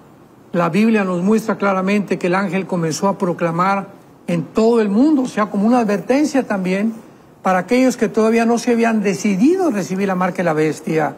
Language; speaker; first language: Spanish; native; Spanish